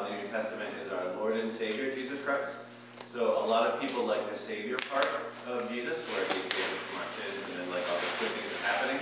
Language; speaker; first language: English; non-native, fluent; Portuguese